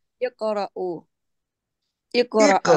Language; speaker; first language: Arabic; non-native, learner; Chinese